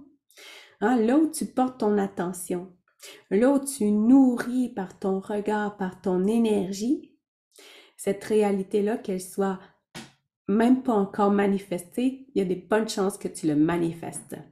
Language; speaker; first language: French; native; French